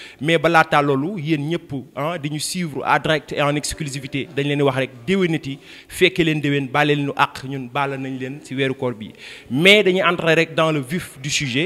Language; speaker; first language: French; non-native, local second language; Wolof